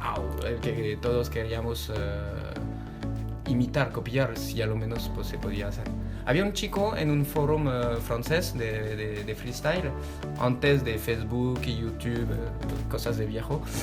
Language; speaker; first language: Spanish; non-native, fluent; French